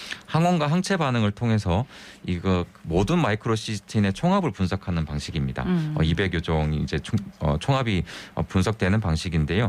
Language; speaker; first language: Korean; native; Korean